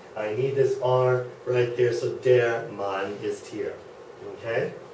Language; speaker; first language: German; non-native, fluent; English